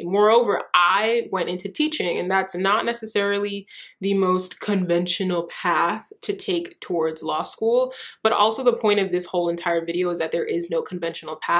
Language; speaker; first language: English; early bilingual, other home language; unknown